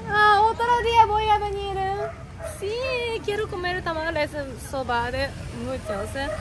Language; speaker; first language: Spanish; non-native, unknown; Japanese